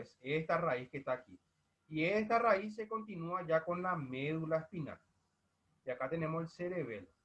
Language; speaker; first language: Spanish; native; Spanish